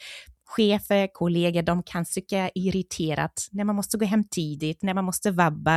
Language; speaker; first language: Swedish; non-native, fluent; German